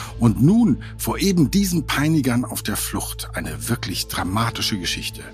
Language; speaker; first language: German; native; German